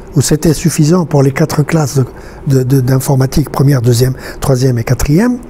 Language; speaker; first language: French; non-native, local second language; Arabic